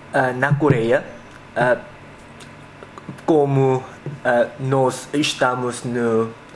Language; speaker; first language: Portuguese; non-native, learner; Korean